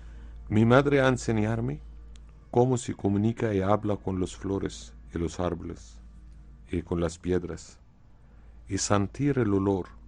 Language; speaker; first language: Spanish; non-native, fluent; Arabic